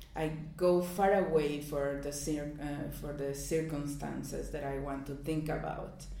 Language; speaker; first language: English; non-native, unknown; Spanish